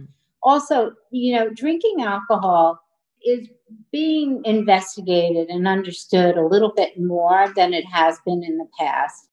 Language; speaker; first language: English; native; English